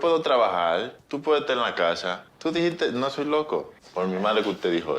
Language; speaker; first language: Spanish; native; Spanish